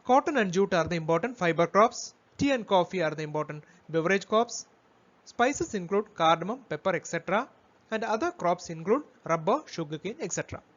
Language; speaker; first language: English; non-native, local second language; Malayalam